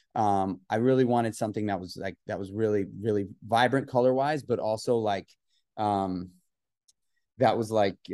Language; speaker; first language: English; native; English